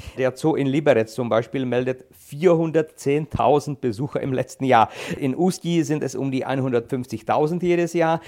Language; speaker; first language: German; non-native, fluent; Czech